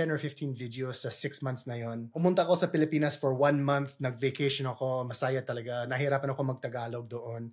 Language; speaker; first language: Filipino; non-native, fluent; English